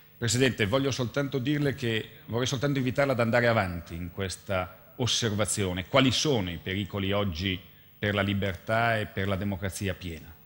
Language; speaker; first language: Italian; native; Italian